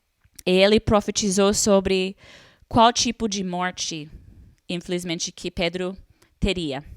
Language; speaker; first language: Portuguese; non-native, fluent; English